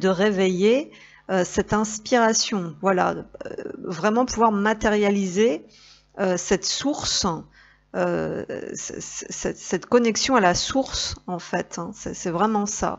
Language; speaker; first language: French; native; French